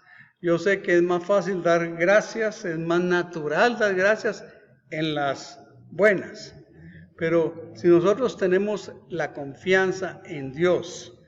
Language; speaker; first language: Spanish; native; Spanish